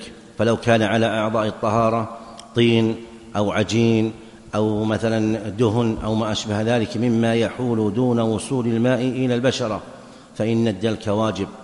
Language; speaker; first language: Arabic; native; Arabic